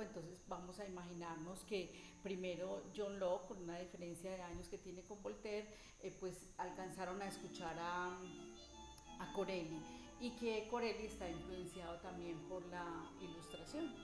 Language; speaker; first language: Spanish; native; Spanish